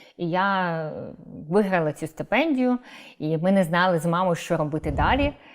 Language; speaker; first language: Ukrainian; non-native, local second language; Crimean Tatar